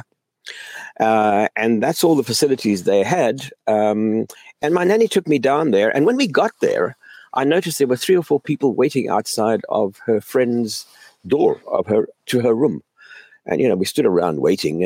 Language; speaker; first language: English; native; English